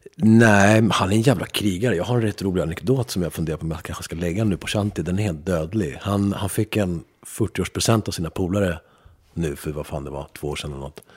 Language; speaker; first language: Swedish; early bilingual, other home language; Spanish